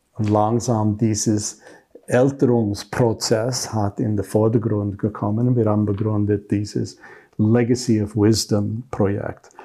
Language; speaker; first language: German; non-native, learner; English